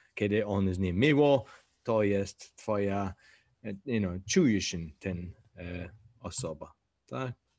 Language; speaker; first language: Polish; non-native, learner; English